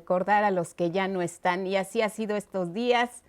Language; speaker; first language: Spanish; native; Spanish